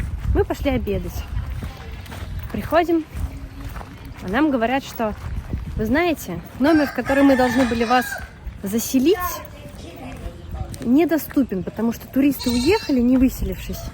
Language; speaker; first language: Russian; native; Russian